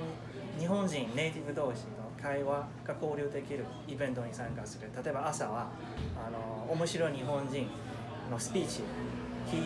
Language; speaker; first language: Japanese; non-native, fluent; Chinese